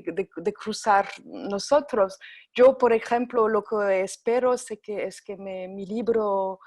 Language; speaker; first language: Spanish; non-native, fluent; French